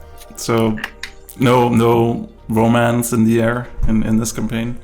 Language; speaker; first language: English; native; English